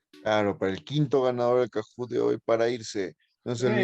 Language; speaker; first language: Spanish; native; Spanish